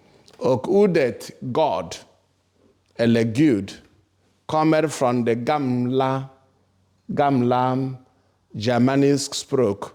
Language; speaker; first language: Swedish; non-native, fluent; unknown